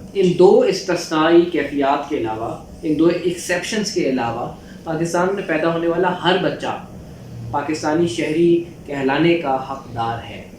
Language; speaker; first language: Urdu; native; Urdu